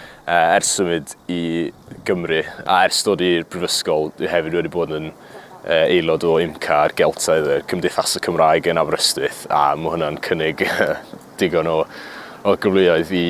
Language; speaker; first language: Welsh; early bilingual, heritage; Cantonese